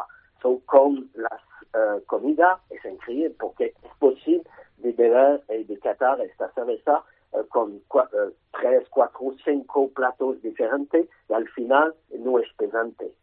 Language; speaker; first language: Spanish; non-native, learner; French